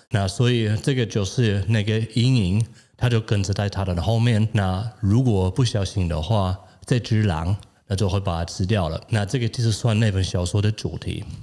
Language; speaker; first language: Chinese; non-native, fluent; German